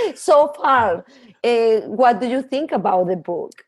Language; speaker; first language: English; non-native, learner; Spanish